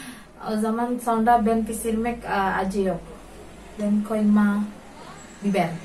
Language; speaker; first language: Turkish; non-native, learner; Indonesian